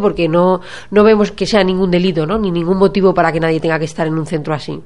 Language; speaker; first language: Spanish; native; Spanish